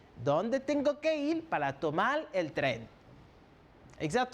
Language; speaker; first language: Spanish; non-native, fluent; French